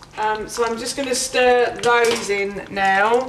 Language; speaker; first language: English; native; English